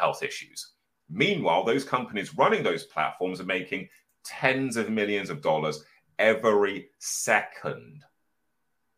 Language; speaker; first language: English; native; English